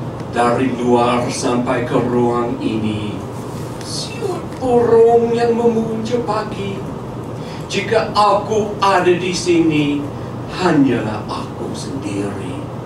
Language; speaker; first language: Indonesian; non-native, fluent; English